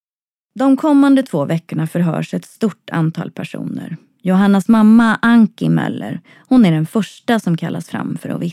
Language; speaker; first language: Swedish; native; Swedish